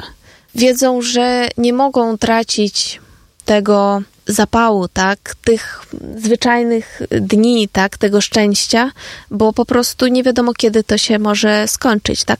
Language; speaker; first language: Polish; non-native, fluent; Ukrainian